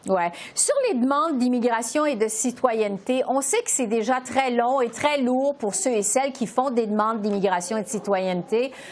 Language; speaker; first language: French; native; French